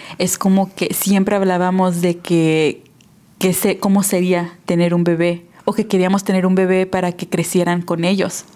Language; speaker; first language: Spanish; early bilingual, heritage; Spanish